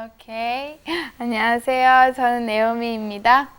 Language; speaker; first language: Korean; non-native, learner; Italian